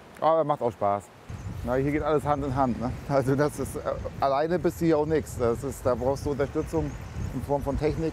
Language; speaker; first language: German; native; German